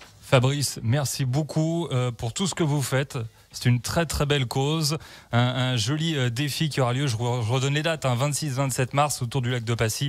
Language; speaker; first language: French; native; French